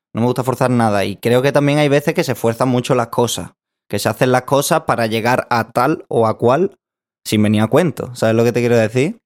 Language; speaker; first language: Spanish; native; Spanish